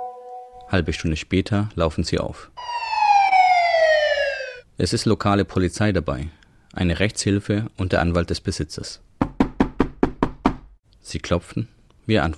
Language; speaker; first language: German; native; German